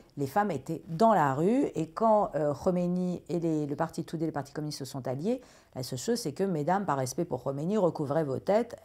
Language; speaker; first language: French; early bilingual, other home language; Persian